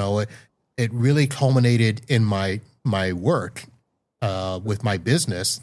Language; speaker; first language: English; native; English